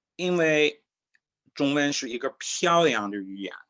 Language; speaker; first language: Chinese; non-native, learner; English